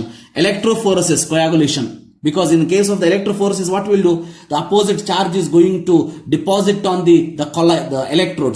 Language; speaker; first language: English; non-native, local second language; Kannada